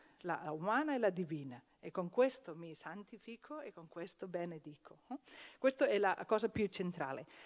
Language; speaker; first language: Italian; non-native, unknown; Catalan